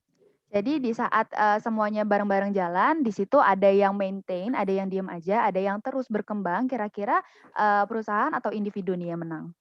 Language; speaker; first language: Indonesian; native; Indonesian